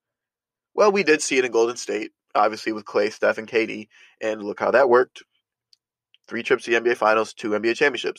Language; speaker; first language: English; native; English